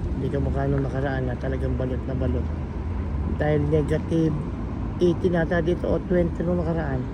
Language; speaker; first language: Filipino; native; Filipino